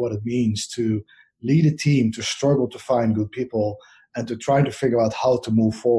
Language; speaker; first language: English; non-native, fluent; Dutch